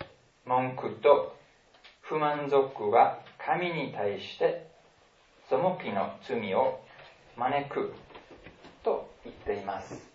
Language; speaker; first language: Japanese; non-native, fluent; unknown